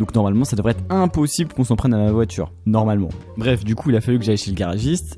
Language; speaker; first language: French; native; French